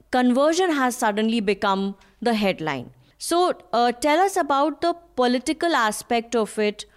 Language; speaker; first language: English; non-native, local second language; Hindi